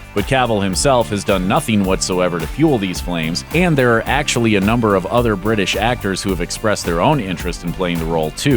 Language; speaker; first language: English; native; English